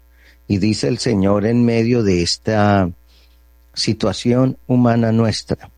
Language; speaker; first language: Spanish; native; Spanish